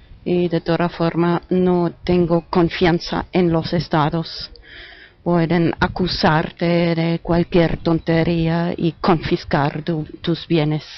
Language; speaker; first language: Spanish; non-native, fluent; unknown